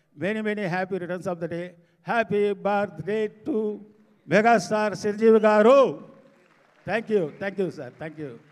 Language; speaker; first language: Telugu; non-native, learner; Tamil